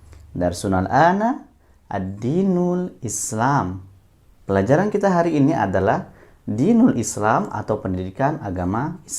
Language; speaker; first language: Indonesian; native; Indonesian